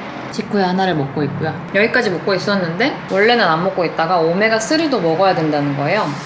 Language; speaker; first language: Korean; native; Korean